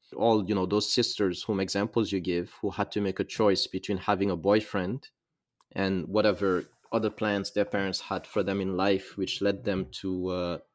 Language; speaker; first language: English; non-native, fluent; Arabic